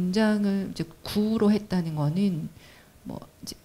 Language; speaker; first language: Korean; native; Korean